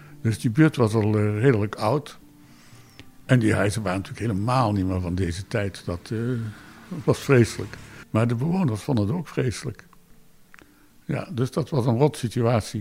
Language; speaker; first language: Dutch; native; Dutch